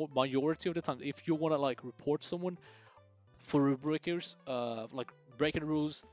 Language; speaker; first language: English; non-native, fluent; Swedish